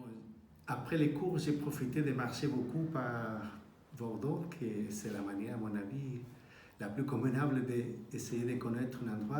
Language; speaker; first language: French; non-native, fluent; Spanish